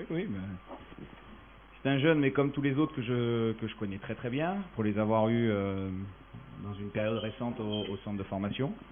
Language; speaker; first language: French; native; French